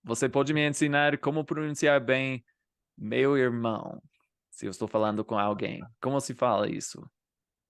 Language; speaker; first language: Portuguese; non-native, fluent; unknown